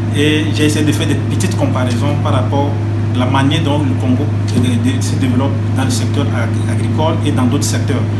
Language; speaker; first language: French; non-native, local second language; Ewe